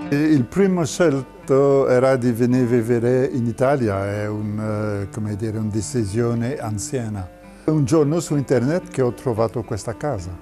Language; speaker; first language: Italian; non-native, fluent; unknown